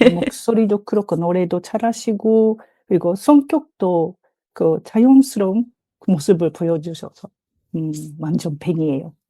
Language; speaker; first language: Korean; non-native, fluent; Japanese